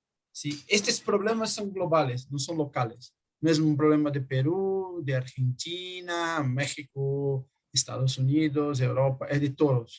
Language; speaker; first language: Spanish; non-native, fluent; Portuguese